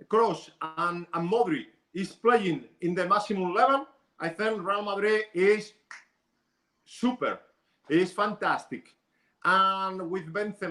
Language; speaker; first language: English; non-native, learner; Spanish